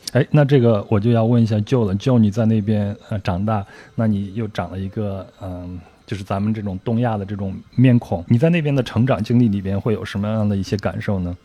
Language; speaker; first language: Chinese; native; Chinese